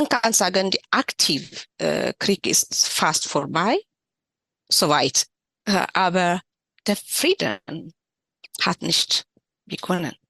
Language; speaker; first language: German; non-native, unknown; Tigrinya